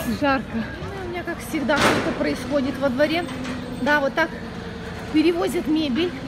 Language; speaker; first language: Russian; non-native, local second language; Ukrainian